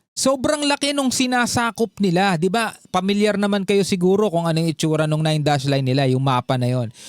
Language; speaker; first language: Filipino; native; Filipino